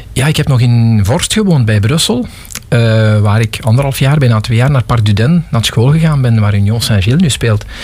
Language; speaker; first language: Dutch; native; Dutch